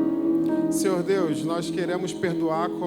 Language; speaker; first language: Portuguese; native; Portuguese